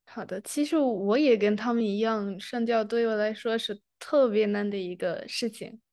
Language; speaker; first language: Chinese; non-native, fluent; Arabic